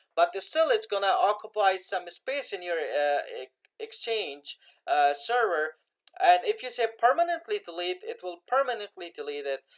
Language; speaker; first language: English; non-native, local second language; Persian